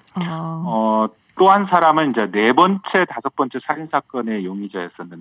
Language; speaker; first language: Korean; native; Korean